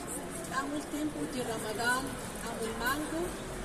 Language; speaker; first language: Italian; non-native, learner; Arabic